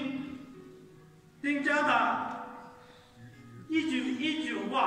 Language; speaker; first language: Chinese; non-native, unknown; Arabic